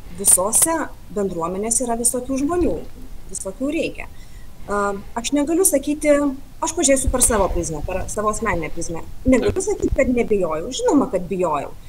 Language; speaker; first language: Lithuanian; native; Lithuanian